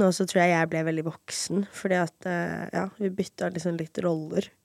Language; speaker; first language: Norwegian; early bilingual, heritage; Norwegian